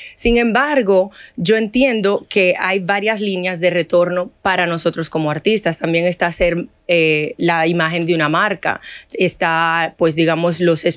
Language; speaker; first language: Spanish; non-native, fluent; Haitian Creole